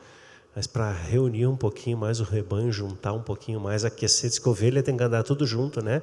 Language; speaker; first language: Portuguese; native; Portuguese